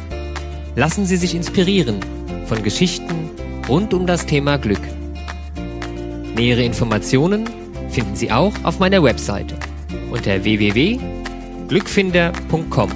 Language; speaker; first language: German; native; German